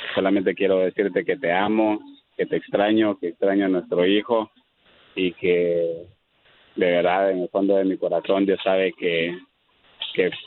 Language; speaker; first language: Spanish; native; Spanish